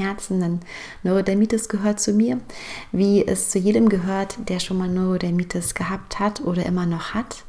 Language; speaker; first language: German; native; German